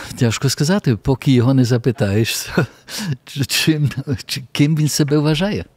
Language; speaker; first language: Ukrainian; early bilingual, heritage; Ukrainian